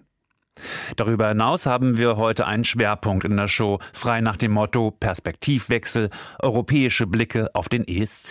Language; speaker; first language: German; native; German